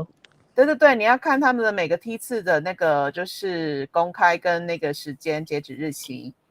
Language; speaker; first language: Chinese; native; Chinese